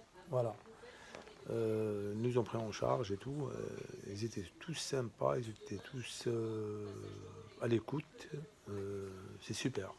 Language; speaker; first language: French; native; French